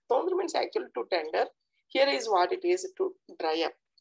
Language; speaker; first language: English; non-native, local second language; Telugu